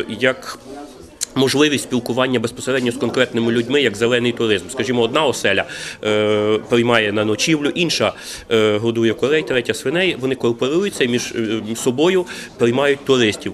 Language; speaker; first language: Ukrainian; native; Ukrainian